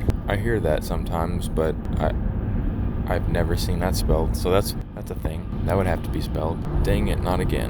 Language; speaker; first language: English; native; English